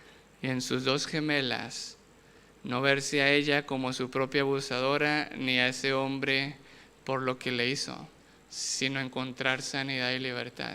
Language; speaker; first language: Spanish; native; Spanish